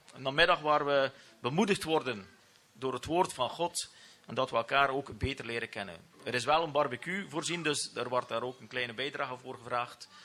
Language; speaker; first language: Dutch; native; Dutch